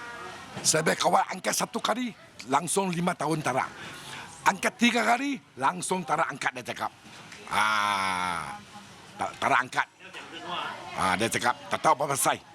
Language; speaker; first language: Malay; non-native, local second language; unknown